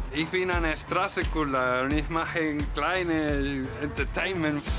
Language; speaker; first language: German; non-native, learner; Spanish